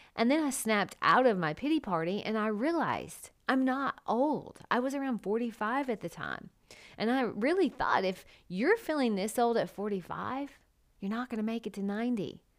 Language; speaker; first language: English; native; English